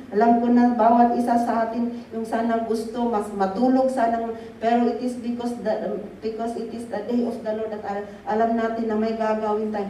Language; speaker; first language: Filipino; native; Filipino